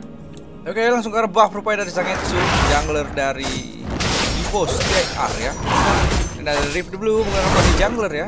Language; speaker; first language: Indonesian; native; Indonesian